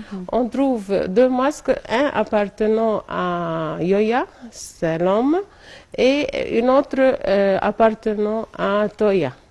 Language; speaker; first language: French; non-native, fluent; Arabic